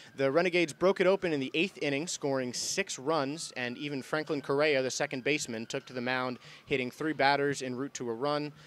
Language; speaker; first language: English; native; English